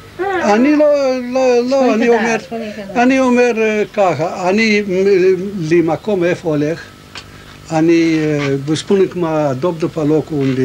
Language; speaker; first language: Hebrew; non-native, learner; Romanian